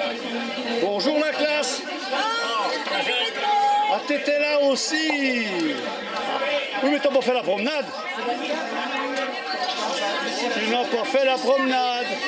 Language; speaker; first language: French; native; French